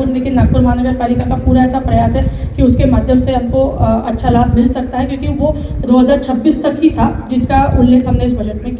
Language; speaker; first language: Hindi; non-native, local second language; Marathi